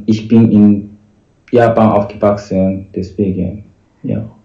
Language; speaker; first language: German; non-native, learner; Japanese